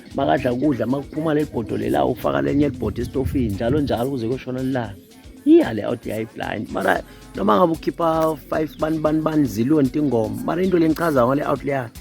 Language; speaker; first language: Zulu; non-native, local second language; Swati